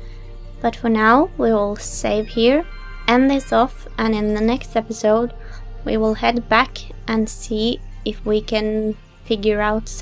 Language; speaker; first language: English; non-native, fluent; Norwegian